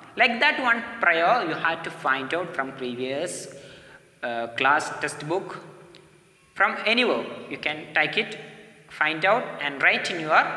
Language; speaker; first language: English; non-native, local second language; Malayalam